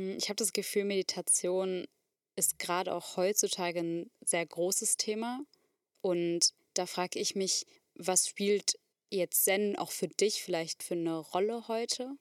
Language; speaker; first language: German; native; German